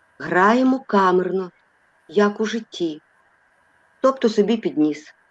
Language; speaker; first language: Ukrainian; non-native, local second language; Russian